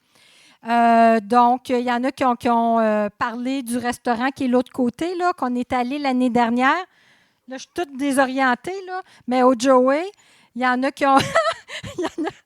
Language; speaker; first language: French; native; French